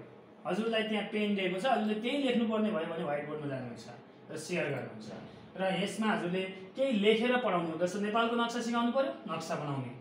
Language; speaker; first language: Nepali; native; Nepali